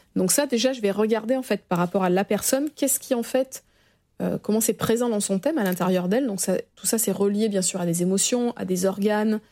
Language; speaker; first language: French; native; French